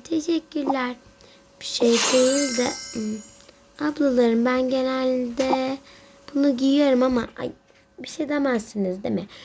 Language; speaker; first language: Turkish; native; Turkish